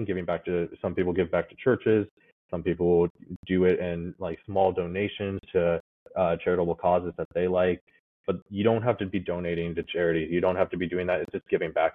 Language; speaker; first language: English; native; English